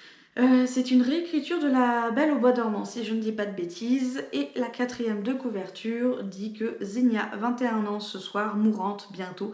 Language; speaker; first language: French; native; French